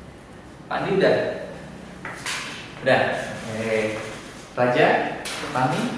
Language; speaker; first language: Indonesian; native; Indonesian